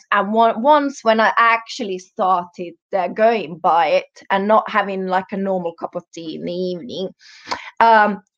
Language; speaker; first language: English; non-native, fluent; Finnish